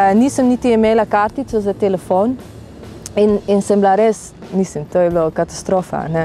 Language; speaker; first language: Slovenian; non-native, fluent; Dutch